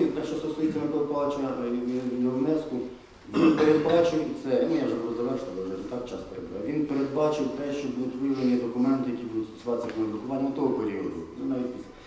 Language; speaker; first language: Ukrainian; native; Ukrainian